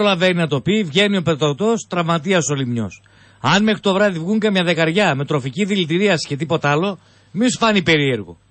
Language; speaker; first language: Greek; native; Greek